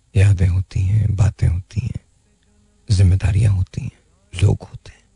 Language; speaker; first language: Urdu; native; Urdu